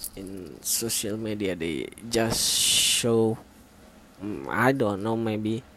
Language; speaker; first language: English; non-native, learner; Indonesian